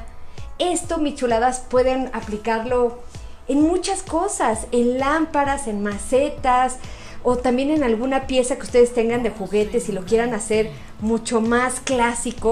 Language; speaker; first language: Spanish; native; Spanish